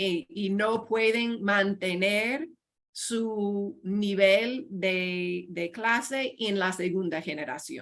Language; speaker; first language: Spanish; non-native, fluent; English